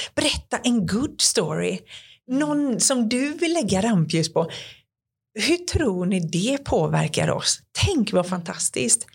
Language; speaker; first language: Swedish; native; Swedish